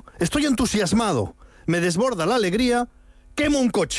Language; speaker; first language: Spanish; native; Spanish